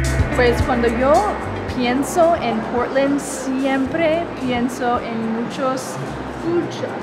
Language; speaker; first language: Spanish; non-native, fluent; English